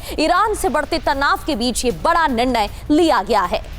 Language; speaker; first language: Hindi; native; Hindi